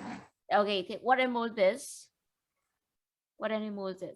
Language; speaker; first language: English; non-native, learner; Vietnamese